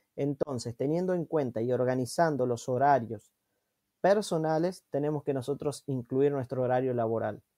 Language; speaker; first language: Spanish; native; Spanish